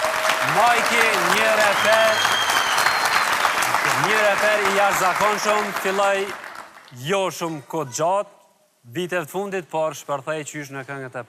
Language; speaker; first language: Albanian; native; Albanian